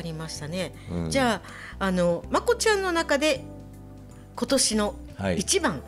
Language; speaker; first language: Japanese; native; Japanese